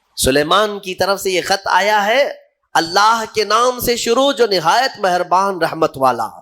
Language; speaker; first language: Urdu; native; Urdu